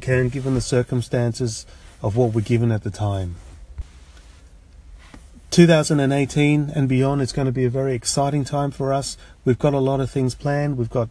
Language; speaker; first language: English; native; English